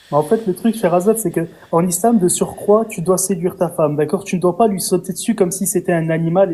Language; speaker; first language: French; native; French